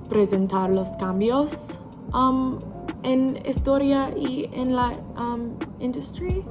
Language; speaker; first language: Spanish; non-native, learner; English